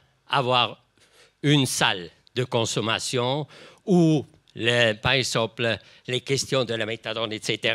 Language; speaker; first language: French; non-native, local second language; German